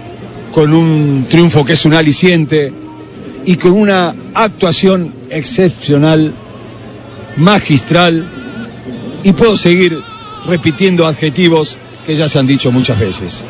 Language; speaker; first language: Spanish; native; Spanish